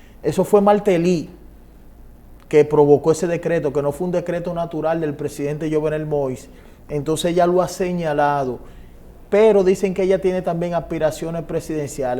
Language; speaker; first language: Spanish; native; Spanish